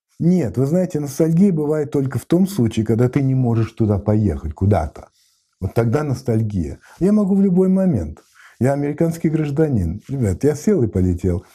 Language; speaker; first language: Russian; non-native, fluent; French